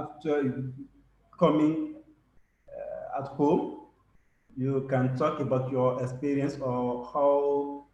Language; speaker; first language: English; non-native, learner; French